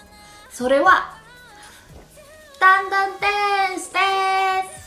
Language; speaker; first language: Japanese; non-native, learner; Korean